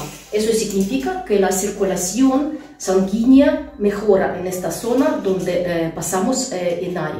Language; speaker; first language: Spanish; non-native, fluent; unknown